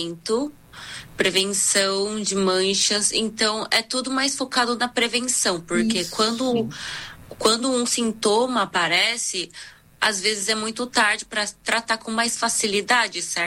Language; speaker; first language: Portuguese; early bilingual, other home language; Korean